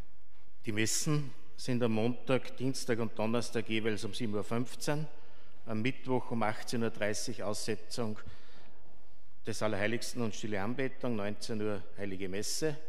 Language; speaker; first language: German; native; German